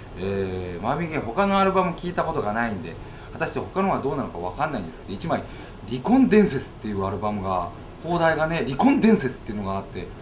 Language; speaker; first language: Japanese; native; Japanese